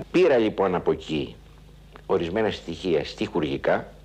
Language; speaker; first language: Greek; native; Greek